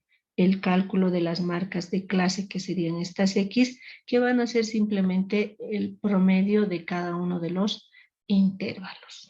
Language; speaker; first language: Spanish; native; Spanish